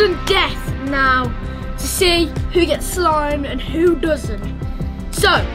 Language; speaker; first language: English; native; English